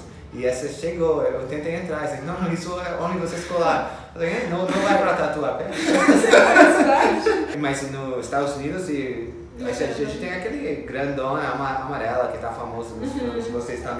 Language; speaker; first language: Portuguese; non-native, fluent; English